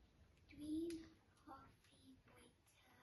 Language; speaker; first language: Welsh; non-native, learner; English